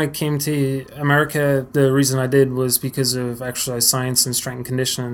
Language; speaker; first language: English; native; English